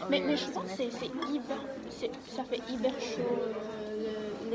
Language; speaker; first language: French; non-native, learner; Vietnamese